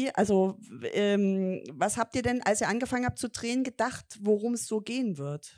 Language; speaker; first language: German; native; German